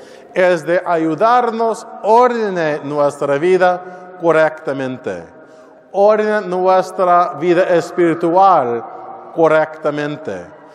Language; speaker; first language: Spanish; non-native, learner; English